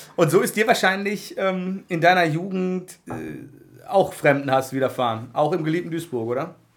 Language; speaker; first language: German; native; German